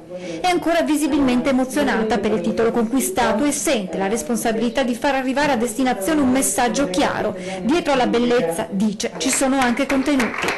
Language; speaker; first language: Italian; native; Italian